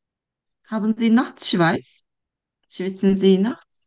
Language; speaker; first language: German; non-native, fluent; Turkish